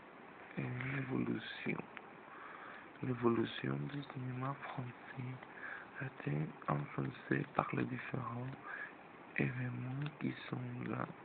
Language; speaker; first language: French; non-native, learner; Spanish